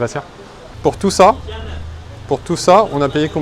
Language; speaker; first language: French; native; French